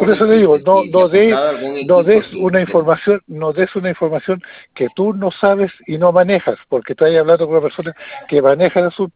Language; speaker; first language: Spanish; native; Spanish